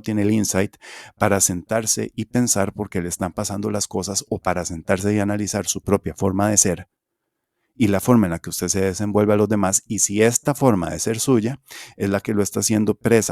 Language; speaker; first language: Spanish; native; Spanish